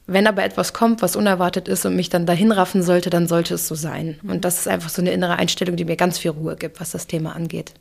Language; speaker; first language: German; early bilingual, other home language; English